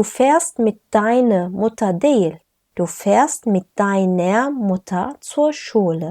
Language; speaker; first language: German; non-native, fluent; Turkish